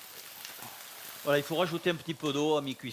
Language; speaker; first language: French; native; French